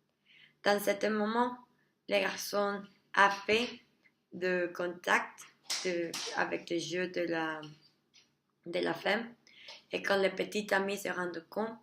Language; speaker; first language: French; non-native, learner; Spanish